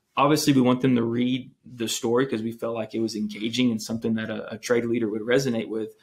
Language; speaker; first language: English; native; English